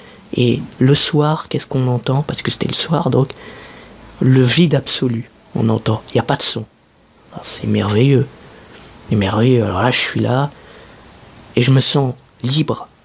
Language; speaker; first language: French; native; French